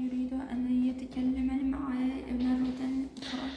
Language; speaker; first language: Arabic; non-native, learner; Uzbek